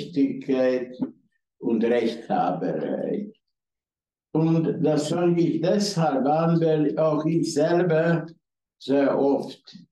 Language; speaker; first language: German; non-native, fluent; Hungarian